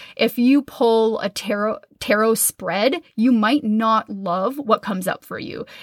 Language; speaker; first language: English; native; English